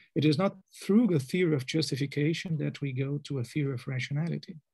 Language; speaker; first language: English; non-native, fluent; Portuguese